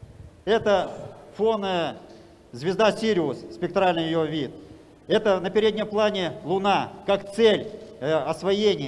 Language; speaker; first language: Russian; native; Russian